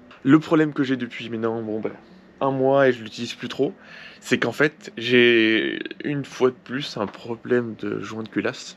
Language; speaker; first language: French; native; French